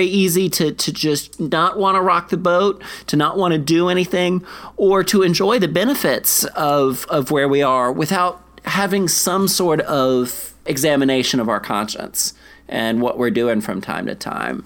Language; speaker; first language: English; native; English